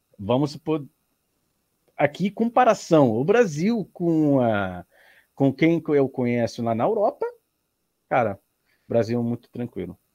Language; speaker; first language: Portuguese; non-native, learner; Arabic